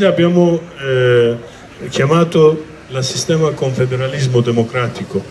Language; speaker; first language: Italian; non-native, learner; Kurdish